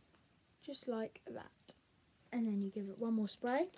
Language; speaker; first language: English; native; English